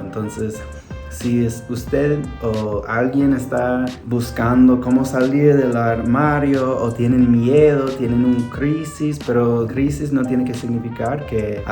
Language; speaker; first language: Spanish; non-native, fluent; English